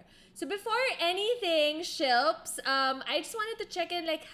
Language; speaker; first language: English; non-native, local second language; Filipino